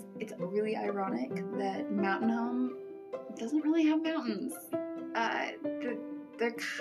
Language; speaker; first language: English; native; English